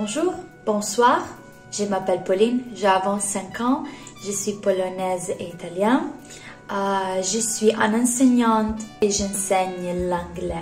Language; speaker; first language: French; non-native, learner; Polish